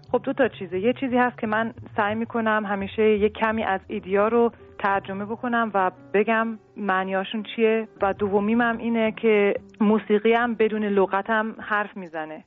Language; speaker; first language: Persian; early bilingual, heritage; Persian